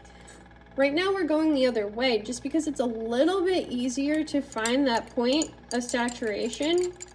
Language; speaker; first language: English; native; English